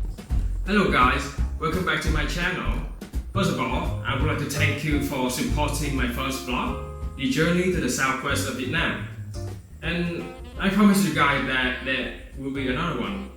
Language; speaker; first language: English; non-native, fluent; Vietnamese